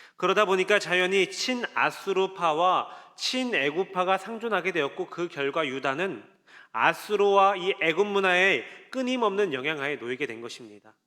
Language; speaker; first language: Korean; native; Korean